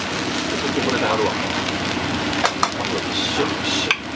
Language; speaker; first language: Japanese; native; Japanese